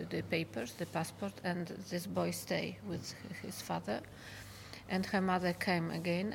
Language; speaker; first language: English; non-native, fluent; Polish